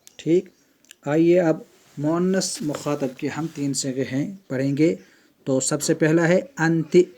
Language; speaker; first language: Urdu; non-native, local second language; Kashmiri